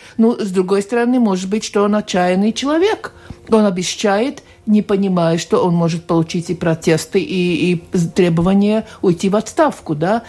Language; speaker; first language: Russian; non-native, local second language; Latvian